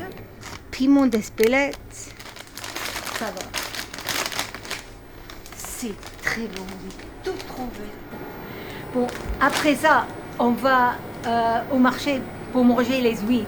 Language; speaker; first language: French; non-native, fluent; English